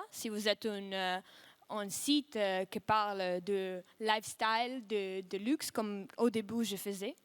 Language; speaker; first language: French; non-native, fluent; Russian